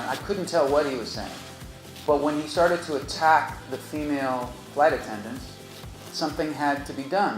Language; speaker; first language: English; native; English